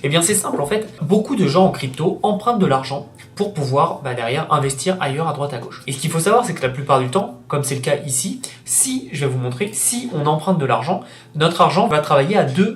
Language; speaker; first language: French; native; French